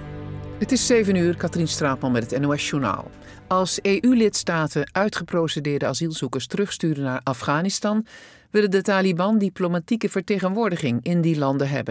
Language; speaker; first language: Dutch; native; Dutch